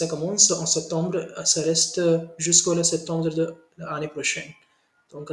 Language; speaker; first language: French; non-native, learner; Hindi